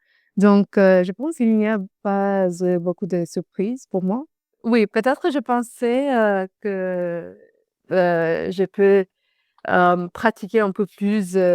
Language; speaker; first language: French; non-native, fluent; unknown